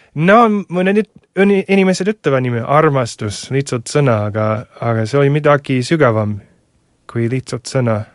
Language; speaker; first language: Estonian; non-native, fluent; English